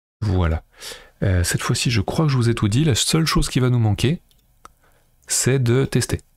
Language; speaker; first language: French; native; French